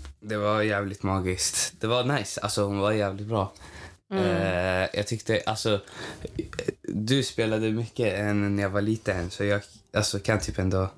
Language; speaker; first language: Swedish; native; Swedish